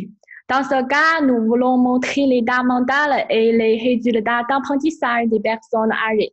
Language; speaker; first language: French; non-native, fluent; Chinese